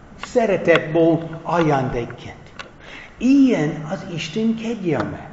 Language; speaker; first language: Hungarian; non-native, fluent; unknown